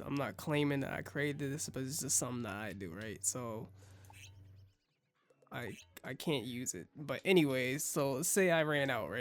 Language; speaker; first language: English; native; English